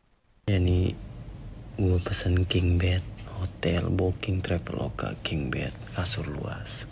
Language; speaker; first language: Indonesian; native; Indonesian